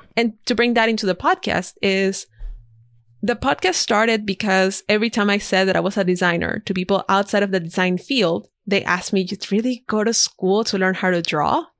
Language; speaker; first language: English; non-native, fluent; Spanish